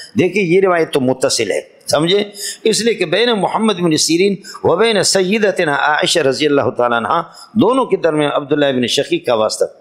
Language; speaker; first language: Urdu; non-native, local second language; Brahui